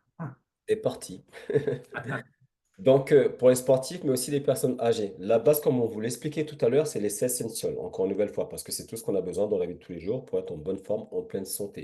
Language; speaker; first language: French; native; French